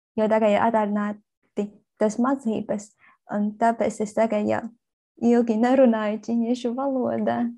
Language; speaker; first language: Latvian; non-native, learner; Chinese